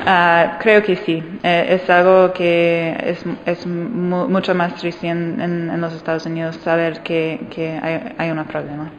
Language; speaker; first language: Spanish; non-native, fluent; English